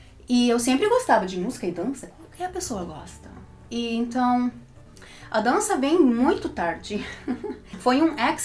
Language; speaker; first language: Portuguese; early bilingual, heritage; Portuguese